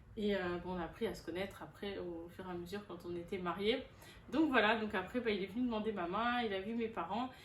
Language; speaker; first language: French; native; French